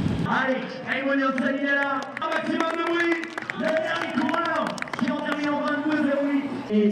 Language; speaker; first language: French; native; French